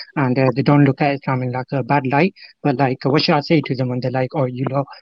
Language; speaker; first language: English; non-native, local second language; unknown